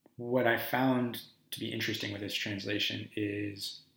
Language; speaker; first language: English; native; English